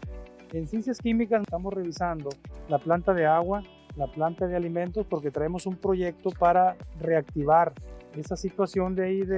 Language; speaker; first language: Spanish; native; Spanish